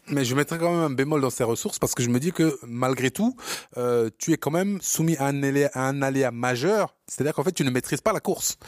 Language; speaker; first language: French; early bilingual, other home language; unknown